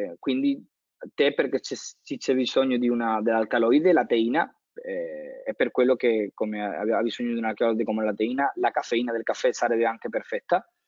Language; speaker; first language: Italian; non-native, fluent; Spanish